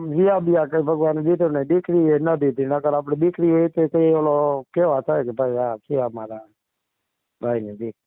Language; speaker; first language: Gujarati; native; Gujarati